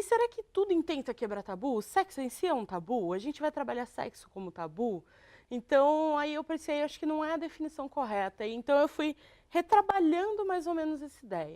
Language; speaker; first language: Portuguese; native; Portuguese